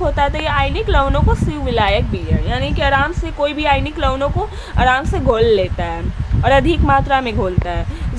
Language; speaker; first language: Hindi; native; Hindi